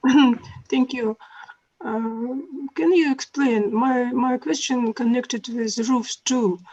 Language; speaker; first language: English; non-native, learner; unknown